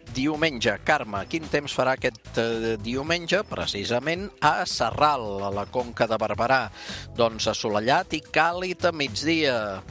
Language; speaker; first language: Catalan; native; Catalan